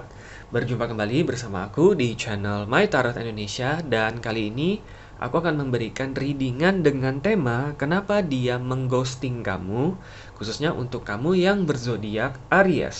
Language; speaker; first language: Indonesian; native; Indonesian